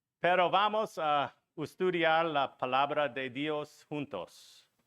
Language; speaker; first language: Spanish; non-native, learner; English